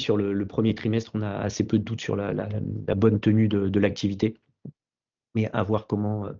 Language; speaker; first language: French; native; French